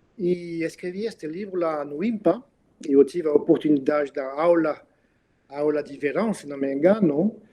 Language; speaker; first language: Portuguese; non-native, fluent; French